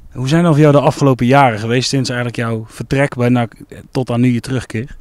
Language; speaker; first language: Dutch; native; Dutch